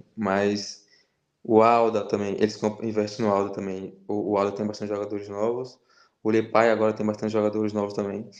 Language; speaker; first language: Portuguese; native; Portuguese